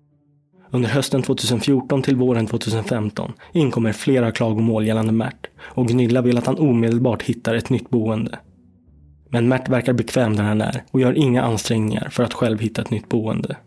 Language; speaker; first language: Swedish; native; Swedish